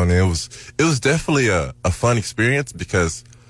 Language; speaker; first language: English; native; English